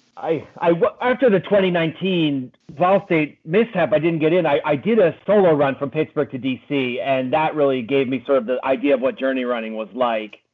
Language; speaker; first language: English; native; English